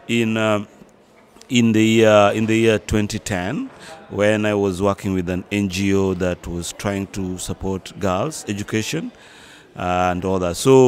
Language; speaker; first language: English; non-native, local second language; Luo (Kenya and Tanzania)